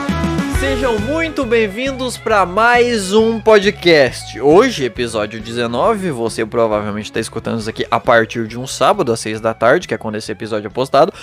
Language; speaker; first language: Portuguese; native; Portuguese